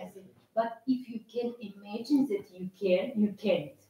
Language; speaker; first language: English; non-native, learner; Russian